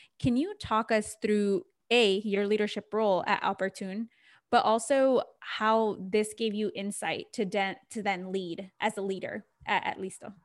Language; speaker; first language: English; native; English